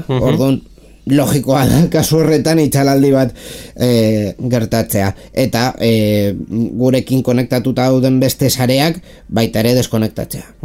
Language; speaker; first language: Basque; non-native, local second language; Spanish